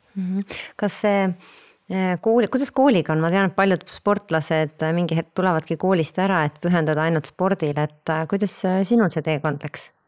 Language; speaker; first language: Estonian; native; Estonian